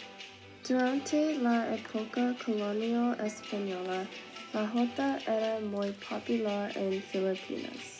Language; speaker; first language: Spanish; non-native, learner; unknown